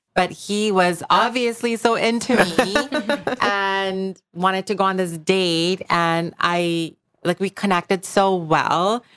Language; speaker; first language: English; early bilingual, other home language; Bangla